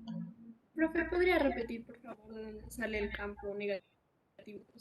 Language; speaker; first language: Spanish; native; Spanish